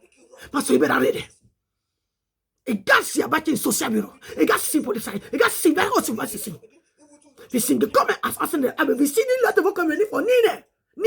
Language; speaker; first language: German; non-native, learner; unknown